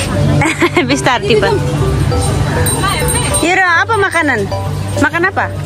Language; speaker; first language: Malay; non-native, learner; Nepali